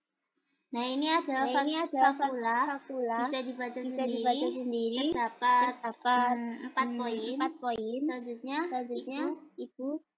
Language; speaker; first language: Indonesian; native; Indonesian